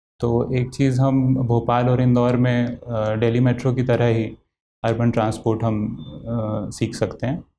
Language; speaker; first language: Hindi; native; Hindi